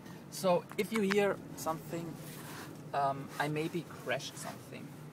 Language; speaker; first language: English; non-native, learner; German